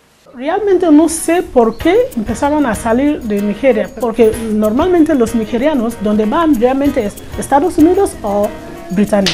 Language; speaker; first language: Spanish; non-native, fluent; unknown